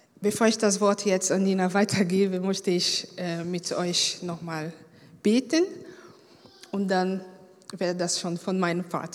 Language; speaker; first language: German; non-native, fluent; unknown